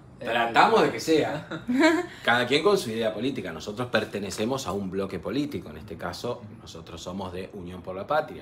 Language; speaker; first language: Spanish; native; Spanish